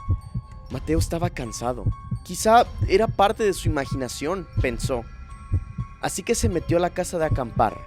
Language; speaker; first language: Spanish; native; Spanish